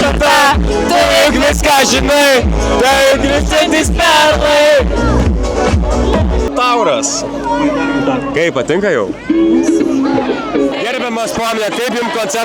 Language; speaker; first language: Lithuanian; native; Lithuanian